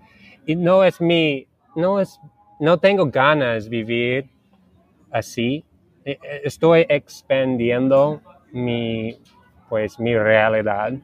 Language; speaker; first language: Spanish; non-native, learner; English